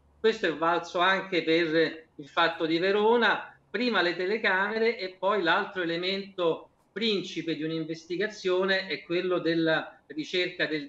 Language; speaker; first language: Italian; native; Italian